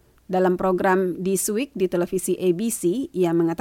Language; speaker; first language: Indonesian; native; Indonesian